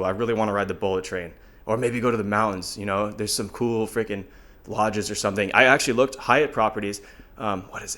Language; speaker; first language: English; native; English